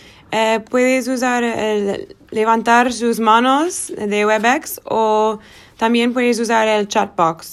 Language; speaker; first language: Spanish; non-native, learner; Portuguese